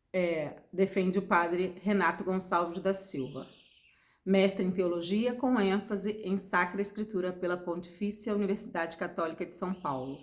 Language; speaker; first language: Portuguese; native; Portuguese